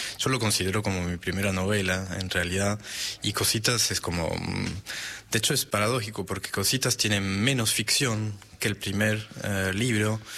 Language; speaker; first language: Spanish; non-native, fluent; French